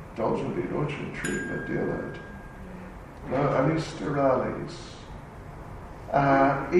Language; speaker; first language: Russian; non-native, learner; English